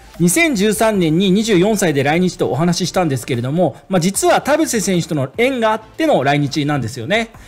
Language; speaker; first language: Japanese; native; Japanese